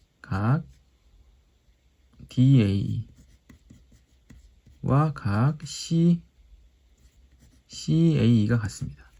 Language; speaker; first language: Korean; native; Korean